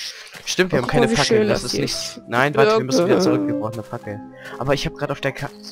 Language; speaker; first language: German; native; German